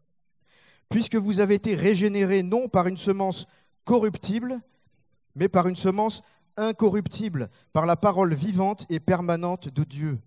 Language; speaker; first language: French; native; French